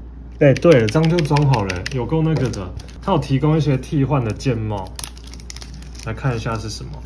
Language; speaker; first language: Chinese; native; Chinese